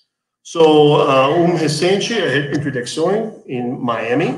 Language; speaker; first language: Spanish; non-native, learner; English